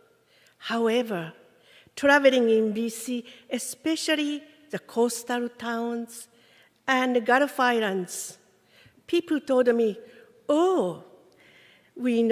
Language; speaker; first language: English; non-native, fluent; Japanese